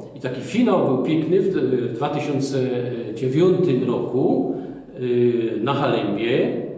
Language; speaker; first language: Polish; native; Polish